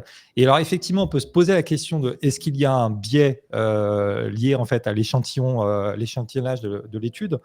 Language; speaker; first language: French; native; French